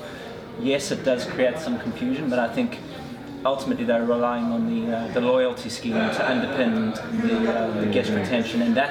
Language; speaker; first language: English; native; English